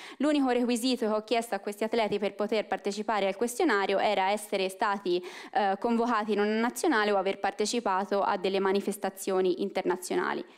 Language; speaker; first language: Italian; native; Italian